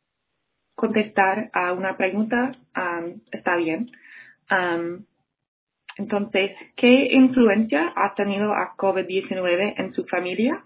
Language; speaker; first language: Spanish; non-native, fluent; English